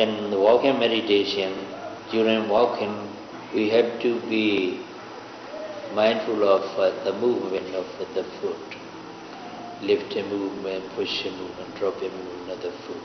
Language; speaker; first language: English; non-native, fluent; Burmese